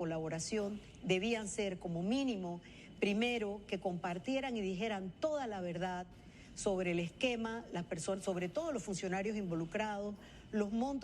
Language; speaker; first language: Spanish; native; Spanish